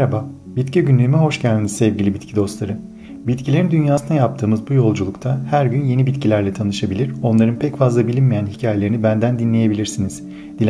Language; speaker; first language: Turkish; native; Turkish